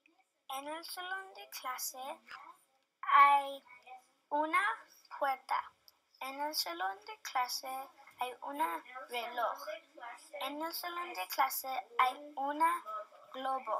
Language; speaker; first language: Spanish; non-native, learner; English